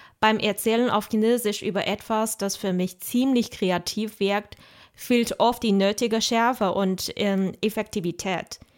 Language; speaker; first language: German; non-native, fluent; Chinese